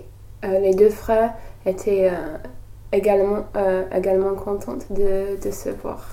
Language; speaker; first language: French; non-native, learner; English